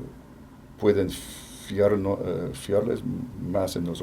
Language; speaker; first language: Spanish; non-native, fluent; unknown